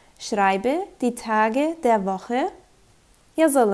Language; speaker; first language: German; non-native, fluent; Turkish